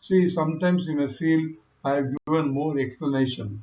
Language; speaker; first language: English; non-native, local second language; Kannada